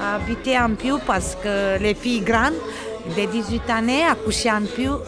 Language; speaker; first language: French; non-native, learner; Romanian